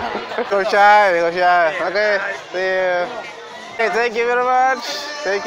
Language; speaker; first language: English; non-native, learner; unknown